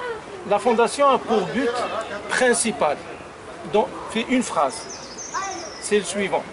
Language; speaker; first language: French; non-native, local second language; Arabic